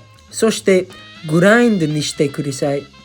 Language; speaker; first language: Japanese; non-native, learner; English